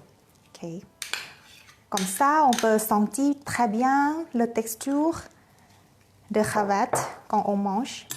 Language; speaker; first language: French; non-native, fluent; Thai